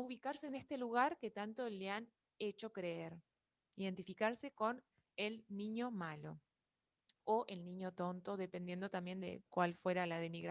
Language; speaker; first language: Spanish; native; Spanish